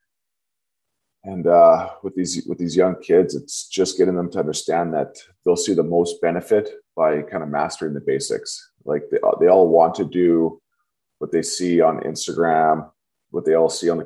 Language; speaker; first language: English; native; English